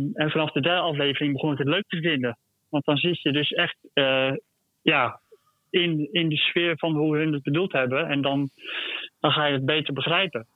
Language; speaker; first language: Dutch; native; Dutch